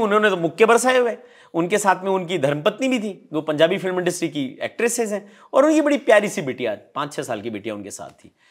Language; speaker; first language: Hindi; native; Hindi